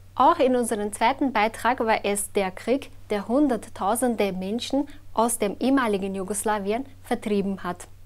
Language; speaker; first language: German; native; German